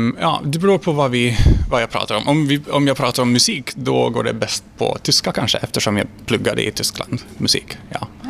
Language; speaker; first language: Swedish; non-native, fluent; Hungarian